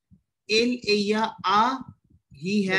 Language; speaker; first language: Spanish; non-native, learner; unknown